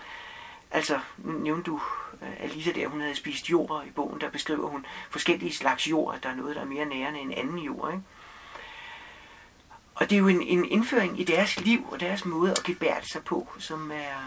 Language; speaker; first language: Danish; native; Danish